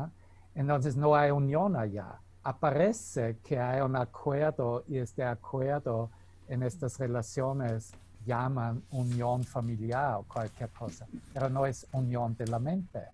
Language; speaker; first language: Spanish; non-native, fluent; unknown